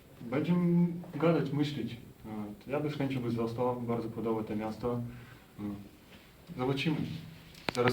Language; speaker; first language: Polish; non-native, learner; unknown